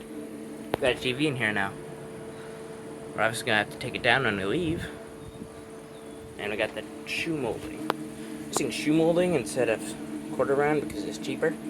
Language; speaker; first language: English; native; English